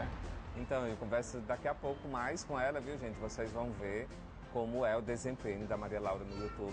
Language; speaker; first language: Portuguese; native; Portuguese